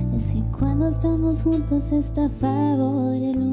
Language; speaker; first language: Spanish; early bilingual, heritage; Spanish